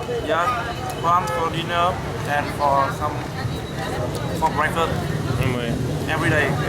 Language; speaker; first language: English; non-native, learner; Vietnamese